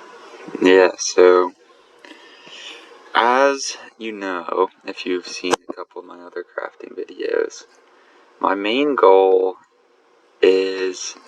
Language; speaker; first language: English; native; English